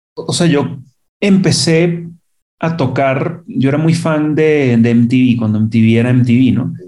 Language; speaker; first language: Spanish; native; Spanish